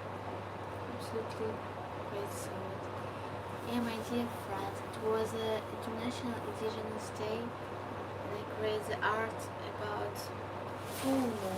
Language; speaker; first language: English; non-native, learner; Ukrainian